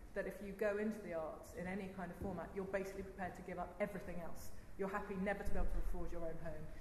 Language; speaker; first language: English; native; English